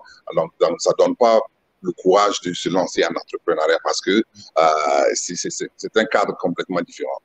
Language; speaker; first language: French; non-native, local second language; Mossi